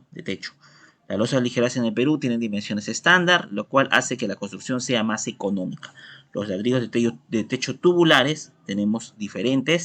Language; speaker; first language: Spanish; native; Spanish